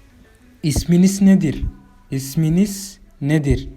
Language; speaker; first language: Turkish; non-native, fluent; Somali